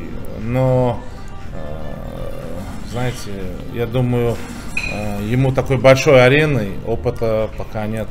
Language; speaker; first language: Russian; native; Russian